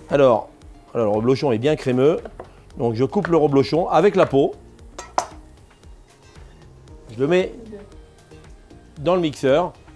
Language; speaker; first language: French; native; French